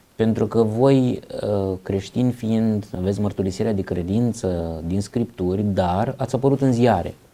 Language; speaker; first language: Romanian; native; Romanian